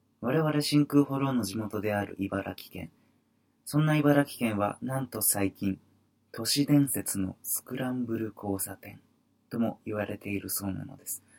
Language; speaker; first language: Japanese; native; Japanese